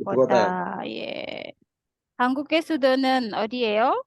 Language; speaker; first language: Korean; non-native, fluent; Indonesian